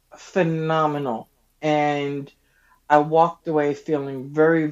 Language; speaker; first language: English; native; English